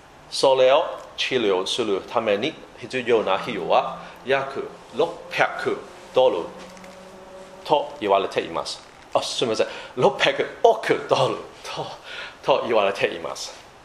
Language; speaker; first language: Japanese; non-native, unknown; English